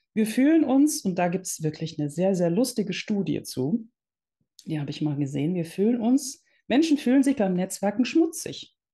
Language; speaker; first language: German; early bilingual, other home language; Dutch